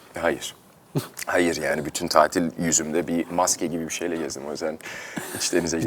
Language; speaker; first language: Turkish; early bilingual, heritage; Turkish